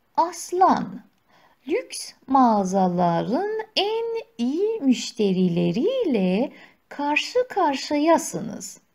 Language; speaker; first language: Turkish; non-native, fluent; Persian